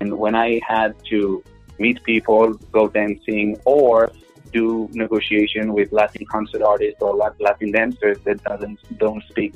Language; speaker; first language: English; non-native, fluent; Hebrew